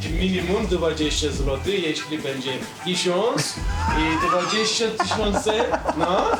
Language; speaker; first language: Polish; non-native, learner; Turkish